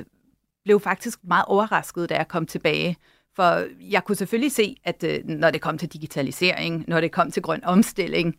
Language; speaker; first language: Danish; native; Danish